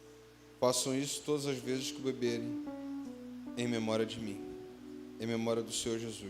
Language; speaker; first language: Portuguese; native; Portuguese